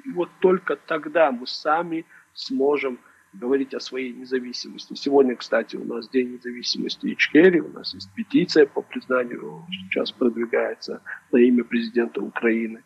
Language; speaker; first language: Russian; non-native, local second language; Chechen